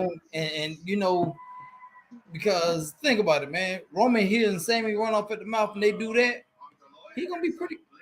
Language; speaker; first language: English; native; English